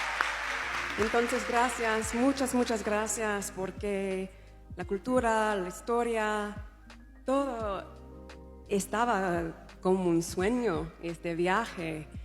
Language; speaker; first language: Spanish; non-native, learner; English